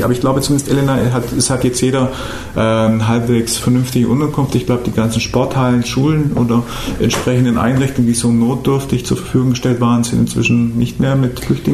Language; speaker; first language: German; native; German